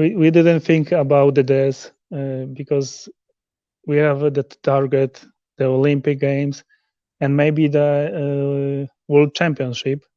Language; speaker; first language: English; non-native, learner; Polish